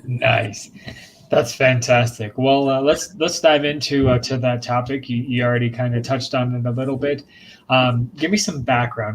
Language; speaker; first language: English; native; English